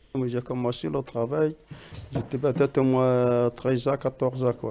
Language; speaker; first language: French; non-native, learner; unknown